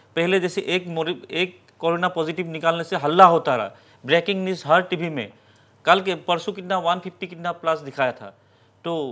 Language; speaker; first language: Hindi; non-native, local second language; Assamese